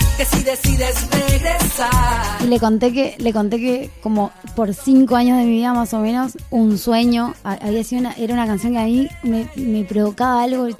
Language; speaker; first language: Spanish; native; Spanish